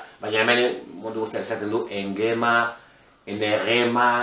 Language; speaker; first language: Basque; non-native, local second language; Spanish